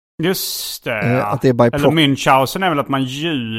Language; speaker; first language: Swedish; native; Swedish